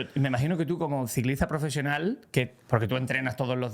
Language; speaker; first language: Spanish; native; Spanish